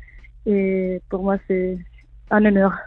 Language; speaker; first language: French; non-native, learner; Spanish